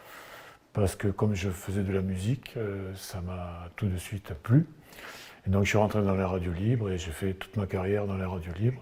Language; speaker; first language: French; native; French